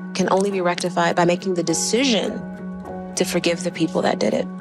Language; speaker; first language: English; native; English